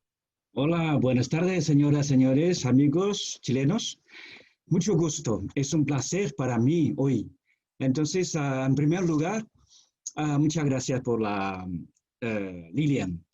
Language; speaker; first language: Spanish; non-native, fluent; Chinese